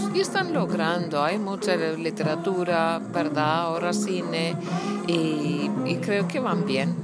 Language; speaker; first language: Spanish; non-native, fluent; Icelandic